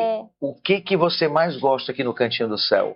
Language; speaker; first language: Portuguese; native; Portuguese